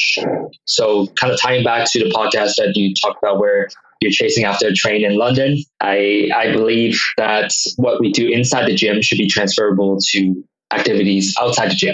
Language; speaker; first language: English; non-native, local second language; Cantonese